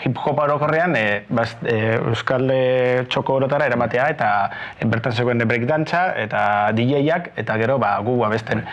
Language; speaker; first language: Basque; non-native, local second language; Spanish